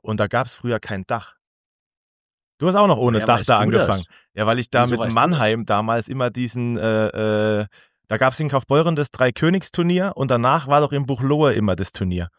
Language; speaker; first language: German; native; German